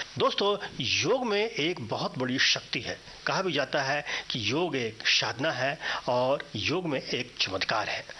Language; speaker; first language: Hindi; native; Hindi